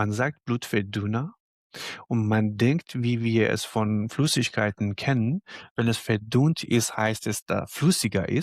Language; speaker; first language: German; non-native, fluent; Arabic